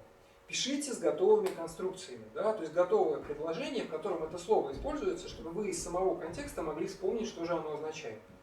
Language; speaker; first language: Russian; native; Russian